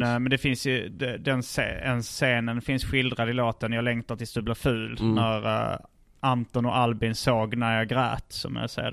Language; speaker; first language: Swedish; native; Swedish